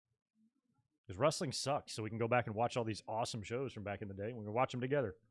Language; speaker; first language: English; native; English